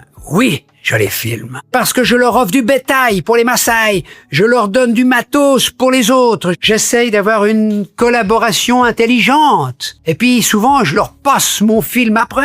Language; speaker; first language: French; native; French